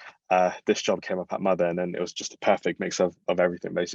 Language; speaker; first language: English; native; English